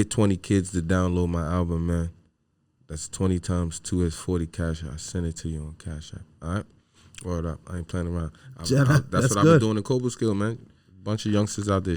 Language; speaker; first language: English; native; English